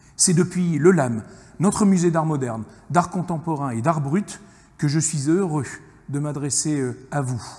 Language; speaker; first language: French; native; French